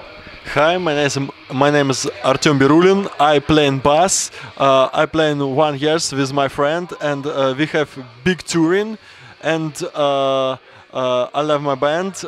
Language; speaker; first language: English; non-native, learner; Russian